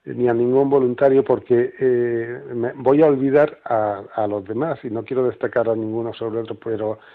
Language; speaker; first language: Spanish; native; Spanish